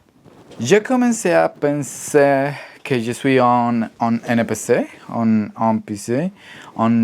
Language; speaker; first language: French; non-native, learner; Spanish